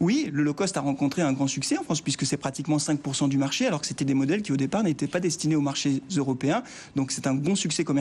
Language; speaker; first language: French; native; French